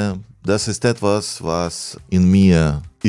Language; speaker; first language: German; non-native, fluent; Russian